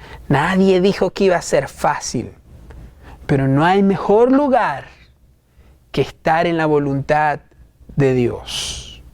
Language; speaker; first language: Spanish; native; Spanish